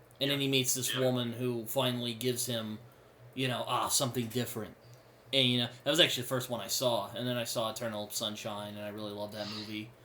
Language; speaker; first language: English; native; English